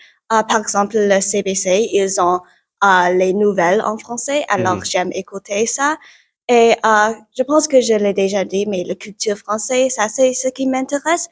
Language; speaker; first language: French; non-native, learner; English